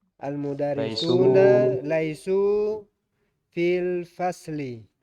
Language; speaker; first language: Arabic; non-native, learner; Indonesian